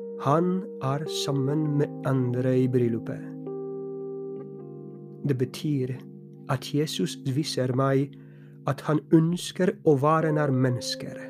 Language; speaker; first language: Norwegian; non-native, fluent; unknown